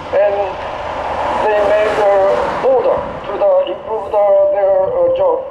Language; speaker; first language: English; non-native, learner; Japanese